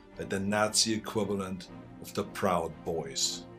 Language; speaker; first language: English; non-native, fluent; German